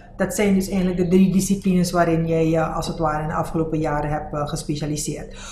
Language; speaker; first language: Dutch; native; Dutch